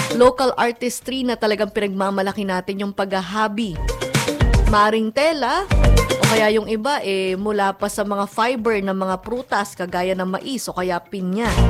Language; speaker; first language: Filipino; native; Filipino